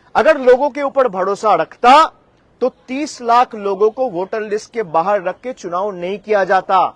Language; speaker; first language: Hindi; non-native, local second language; Bangla